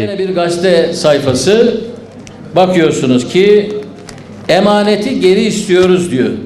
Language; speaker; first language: Turkish; native; Turkish